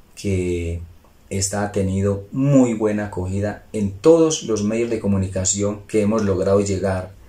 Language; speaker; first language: Spanish; native; Spanish